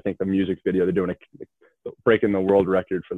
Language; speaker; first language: English; native; English